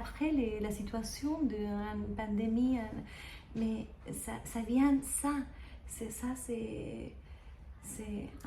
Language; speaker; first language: French; non-native, learner; Spanish